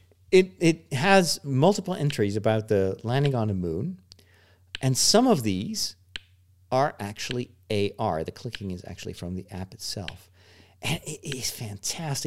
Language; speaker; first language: English; non-native, fluent; Dutch